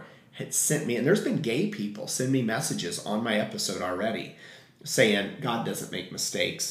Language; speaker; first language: English; native; English